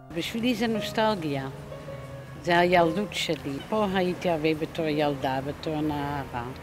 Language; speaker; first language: Hebrew; non-native, fluent; Dutch